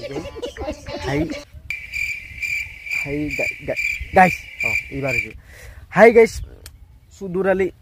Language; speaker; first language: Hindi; non-native, local second language; Assamese